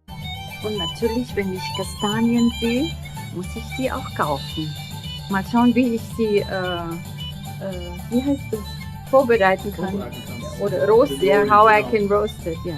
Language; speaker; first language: German; non-native, fluent; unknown